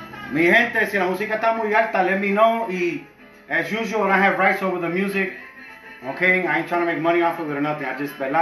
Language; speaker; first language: English; early bilingual, other home language; Spanish